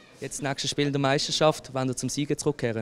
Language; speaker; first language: German; native; German